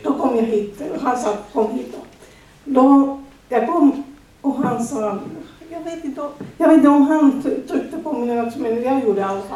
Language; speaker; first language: Swedish; non-native, learner; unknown